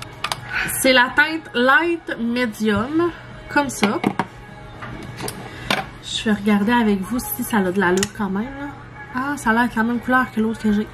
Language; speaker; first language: French; native; French